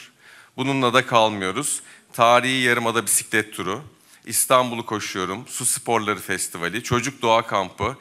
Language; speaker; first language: Turkish; native; Turkish